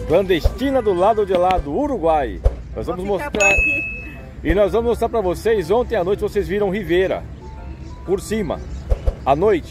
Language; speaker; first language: Portuguese; native; Portuguese